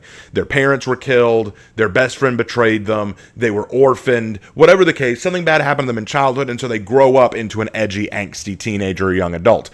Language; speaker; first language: English; native; English